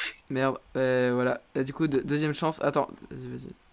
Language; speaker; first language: French; native; French